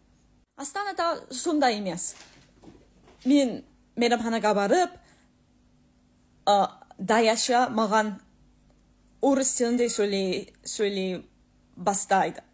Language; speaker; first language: Kazakh; non-native, learner; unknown